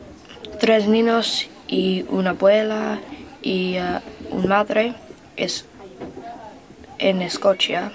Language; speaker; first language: Spanish; non-native, learner; English